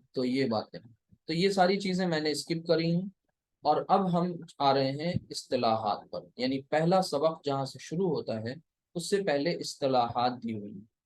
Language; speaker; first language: Urdu; native; Urdu